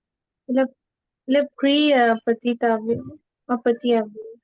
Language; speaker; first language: French; non-native, learner; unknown